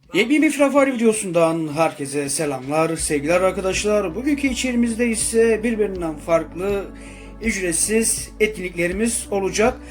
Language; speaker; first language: Turkish; native; Turkish